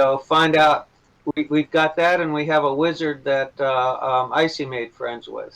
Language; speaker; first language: English; native; English